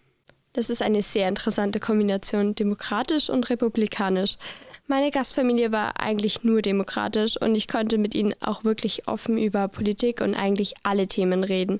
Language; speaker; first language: German; native; German